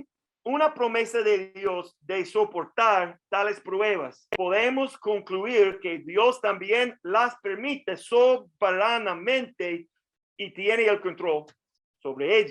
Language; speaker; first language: Spanish; non-native, fluent; English